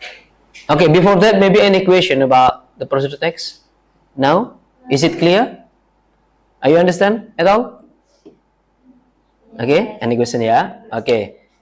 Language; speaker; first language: English; non-native, learner; Indonesian